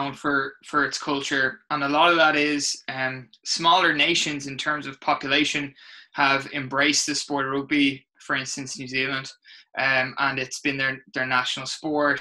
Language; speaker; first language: English; native; English